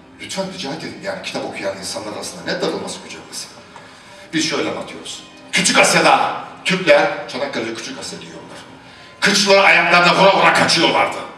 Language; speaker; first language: Turkish; native; Turkish